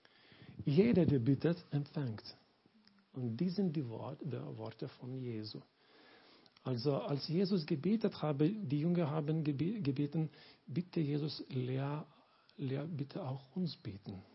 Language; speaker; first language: German; non-native, learner; Lithuanian